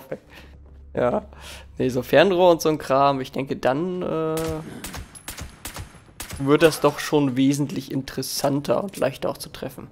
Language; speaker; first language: German; native; German